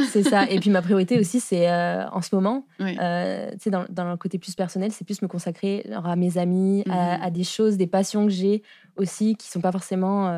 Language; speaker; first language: French; native; French